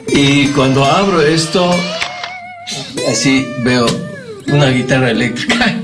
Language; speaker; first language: Spanish; native; Spanish